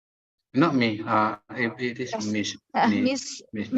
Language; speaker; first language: English; non-native, fluent; Indonesian